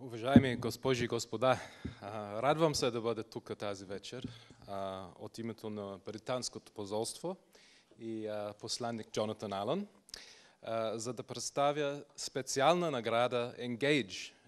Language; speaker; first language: Bulgarian; non-native, fluent; English